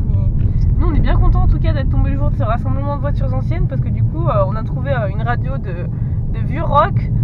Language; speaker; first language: French; native; French